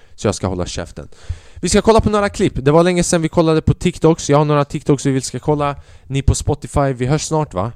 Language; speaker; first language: Swedish; early bilingual, other home language; Albanian